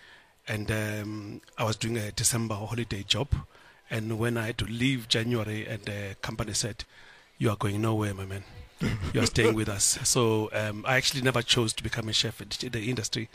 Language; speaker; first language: English; non-native, local second language; Xhosa